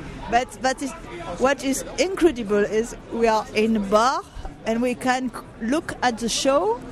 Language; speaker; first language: English; non-native, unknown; French